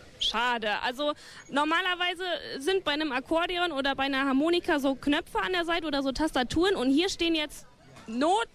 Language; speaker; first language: German; native; German